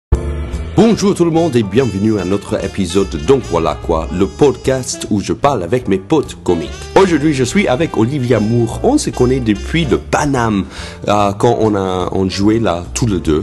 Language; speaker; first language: French; non-native, fluent; English